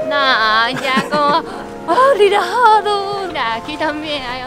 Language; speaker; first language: Spanish; non-native, learner; Japanese